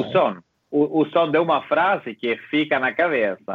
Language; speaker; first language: Portuguese; non-native, fluent; Italian